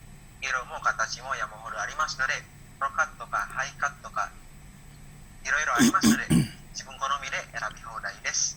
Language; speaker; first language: Japanese; non-native, learner; Indonesian